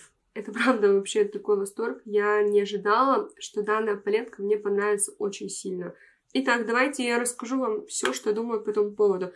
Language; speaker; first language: Russian; native; Russian